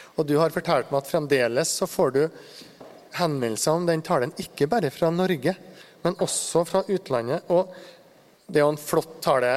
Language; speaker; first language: Norwegian; native; Norwegian